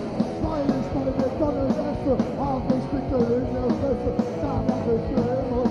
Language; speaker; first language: English; non-native, learner; German